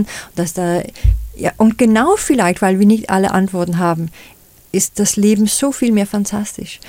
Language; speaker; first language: German; non-native, fluent; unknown